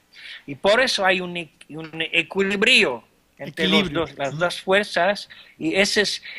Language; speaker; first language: Spanish; non-native, fluent; French